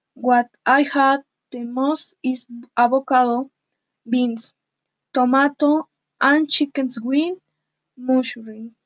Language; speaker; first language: English; non-native, learner; Spanish